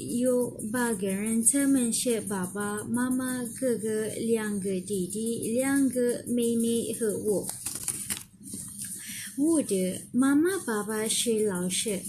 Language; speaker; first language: Chinese; non-native, learner; Malay